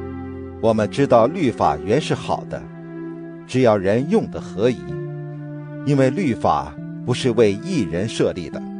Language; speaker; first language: Chinese; native; Chinese